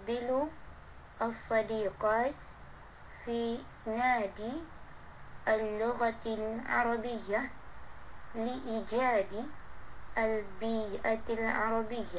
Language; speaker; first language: Arabic; non-native, learner; Malay